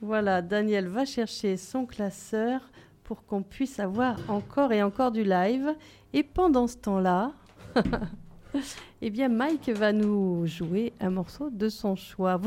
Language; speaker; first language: French; native; French